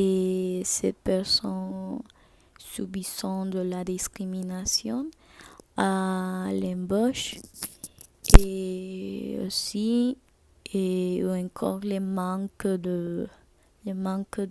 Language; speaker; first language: French; non-native, learner; Spanish